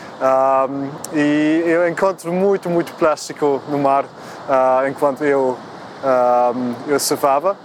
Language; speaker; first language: Portuguese; non-native, fluent; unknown